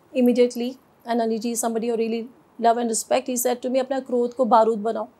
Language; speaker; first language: Hindi; native; Hindi